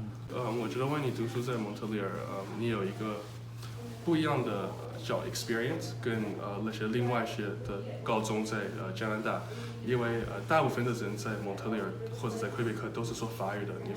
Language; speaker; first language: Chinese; early bilingual, heritage; Chinese